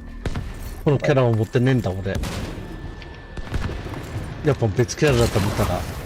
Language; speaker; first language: Japanese; native; Japanese